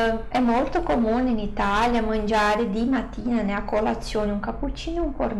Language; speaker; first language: Italian; non-native, fluent; Portuguese